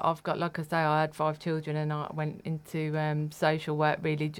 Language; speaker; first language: English; native; English